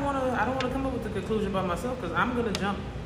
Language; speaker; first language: English; native; English